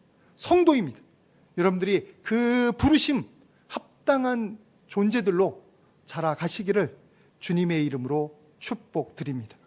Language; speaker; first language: Korean; native; Korean